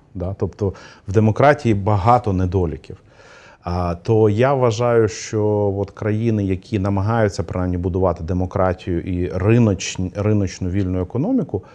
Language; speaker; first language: Ukrainian; non-native, local second language; Russian